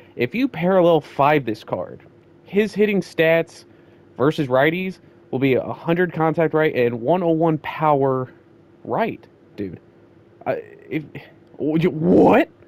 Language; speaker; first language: English; native; English